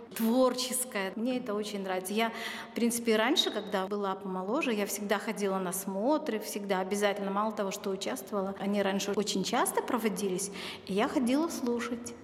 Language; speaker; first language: Russian; native; Russian